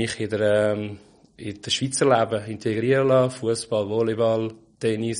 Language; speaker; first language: German; non-native, fluent; Portuguese